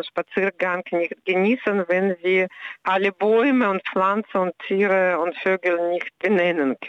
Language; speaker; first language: German; non-native, fluent; Russian